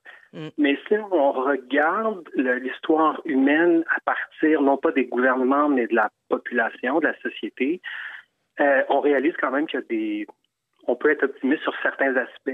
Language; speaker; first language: French; native; French